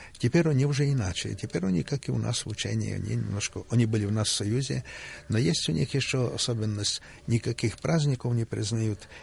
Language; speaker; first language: Russian; non-native, local second language; Ukrainian